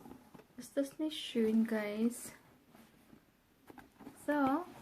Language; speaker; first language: German; non-native, learner; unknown